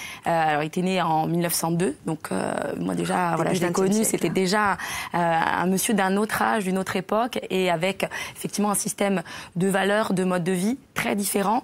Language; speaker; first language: French; native; French